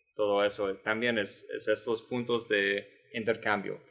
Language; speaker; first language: Spanish; non-native, learner; English